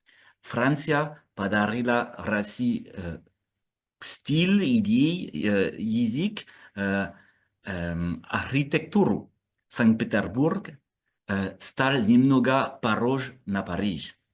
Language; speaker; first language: Russian; non-native, learner; French